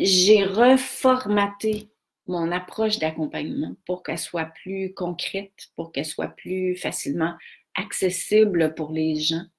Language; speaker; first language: French; native; French